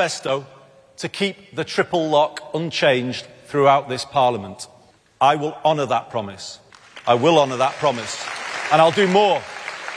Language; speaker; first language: English; native; English